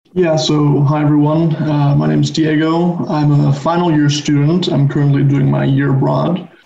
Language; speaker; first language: English; non-native, fluent; Spanish